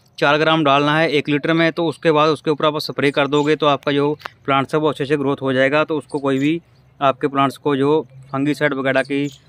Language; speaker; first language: Hindi; non-native, local second language; Punjabi